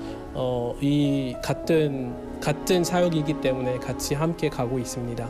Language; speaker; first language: Korean; non-native, fluent; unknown